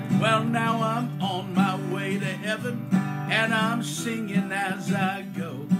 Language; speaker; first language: English; native; English